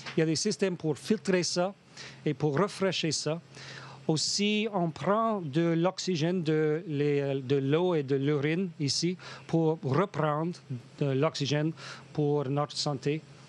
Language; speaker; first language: French; non-native, fluent; English